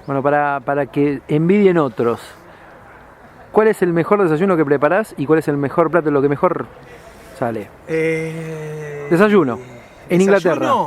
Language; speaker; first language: Spanish; native; Spanish